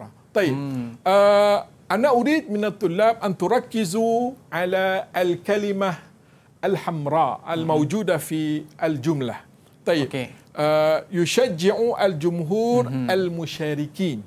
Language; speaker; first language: Arabic; non-native, fluent; Malay